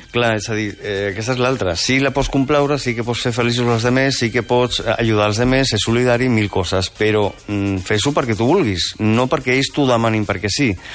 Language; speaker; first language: Catalan; non-native, local second language; Spanish